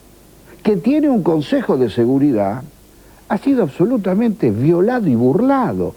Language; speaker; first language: Spanish; native; Spanish